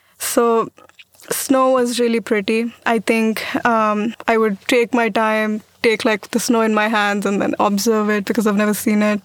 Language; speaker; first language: English; non-native, local second language; Marathi